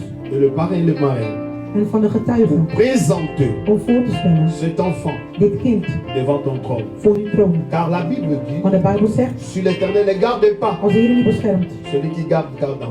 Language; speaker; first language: French; non-native, local second language; Lingala